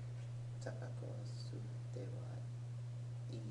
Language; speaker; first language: Japanese; non-native, learner; English